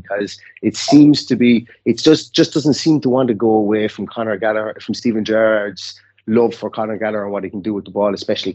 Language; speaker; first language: English; native; English